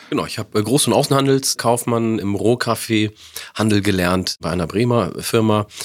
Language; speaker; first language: German; early bilingual, other home language; Oromo